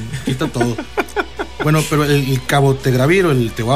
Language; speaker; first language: Spanish; native; Spanish